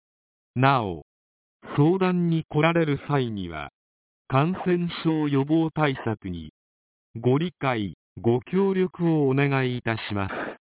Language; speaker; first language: Japanese; native; Japanese